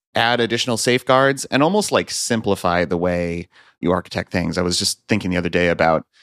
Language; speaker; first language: English; native; English